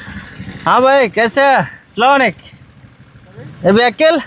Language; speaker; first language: Hindi; non-native, local second language; Telugu